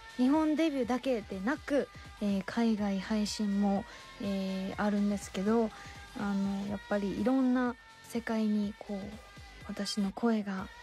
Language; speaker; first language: Japanese; non-native, fluent; Korean